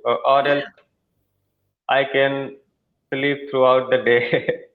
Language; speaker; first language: English; non-native, learner; Hindi